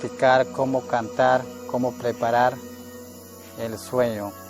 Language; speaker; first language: Spanish; non-native, local second language; Shipibo-Conibo